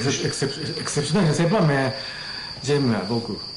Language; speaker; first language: French; non-native, learner; Japanese